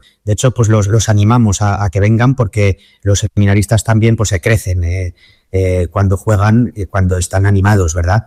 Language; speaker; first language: Spanish; native; Spanish